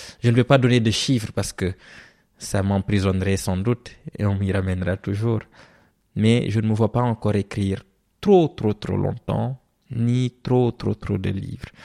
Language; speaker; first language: French; non-native, local second language; Serer